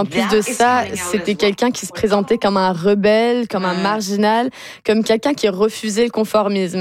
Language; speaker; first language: French; native; French